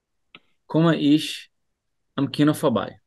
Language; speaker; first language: German; non-native, fluent; Portuguese